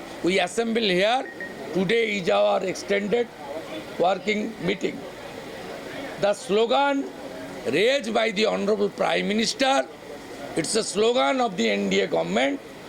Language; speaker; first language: English; non-native, local second language; Bangla